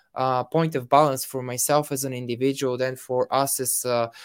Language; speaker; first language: English; non-native, fluent; Bulgarian